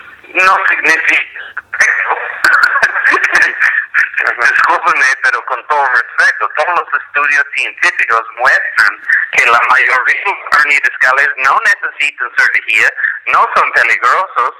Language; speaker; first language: Spanish; non-native, fluent; English